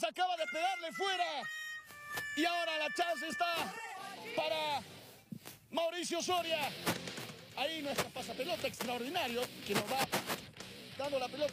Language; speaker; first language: Spanish; native; Spanish